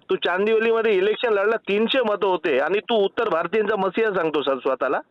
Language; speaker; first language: Marathi; non-native, local second language; Gujarati